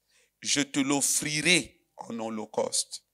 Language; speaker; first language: French; non-native, local second language; Lingala